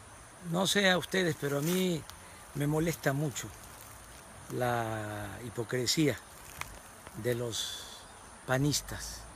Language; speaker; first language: Spanish; native; Spanish